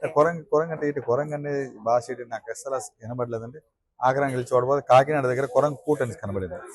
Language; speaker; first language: Telugu; early bilingual, heritage; Telugu